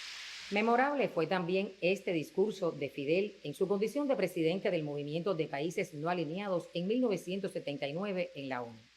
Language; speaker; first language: Spanish; native; Spanish